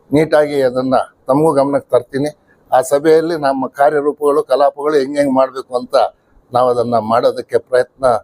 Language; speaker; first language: Kannada; native; Kannada